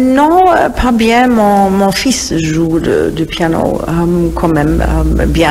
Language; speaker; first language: French; non-native, fluent; German